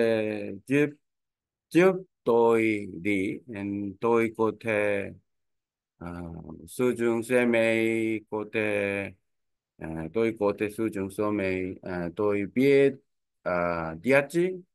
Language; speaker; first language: Vietnamese; non-native, learner; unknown